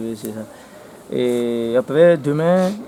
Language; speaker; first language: French; non-native, local second language; Malagasy